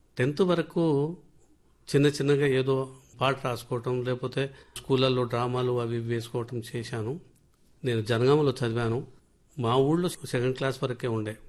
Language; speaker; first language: Telugu; non-native, local second language; Lambadi